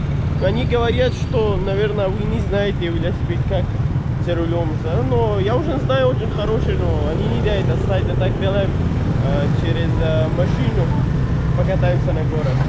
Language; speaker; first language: Russian; non-native, learner; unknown